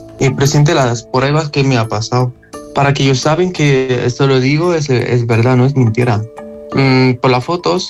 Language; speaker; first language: Spanish; non-native, learner; Arabic